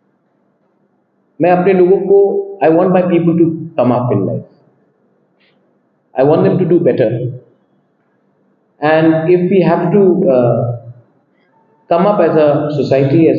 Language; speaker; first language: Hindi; non-native, local second language; Kok Borok